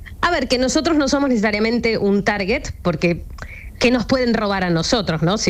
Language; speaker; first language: Spanish; native; Spanish